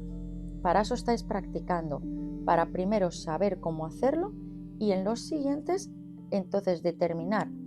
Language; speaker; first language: Spanish; native; Spanish